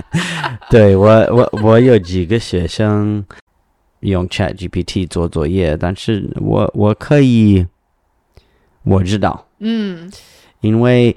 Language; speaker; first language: Chinese; non-native, learner; English